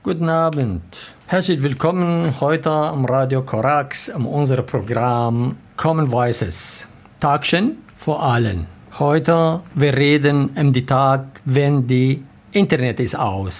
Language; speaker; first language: German; non-native, learner; Arabic